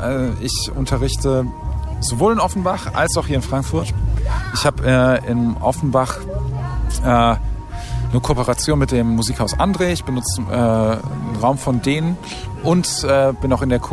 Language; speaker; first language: German; native; German